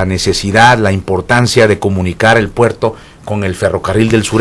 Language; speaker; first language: Spanish; native; Spanish